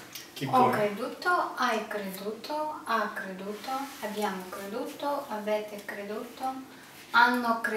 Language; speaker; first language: Italian; non-native, learner; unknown